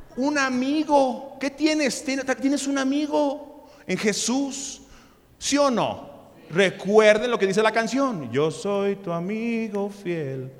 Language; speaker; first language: Spanish; early bilingual, other home language; English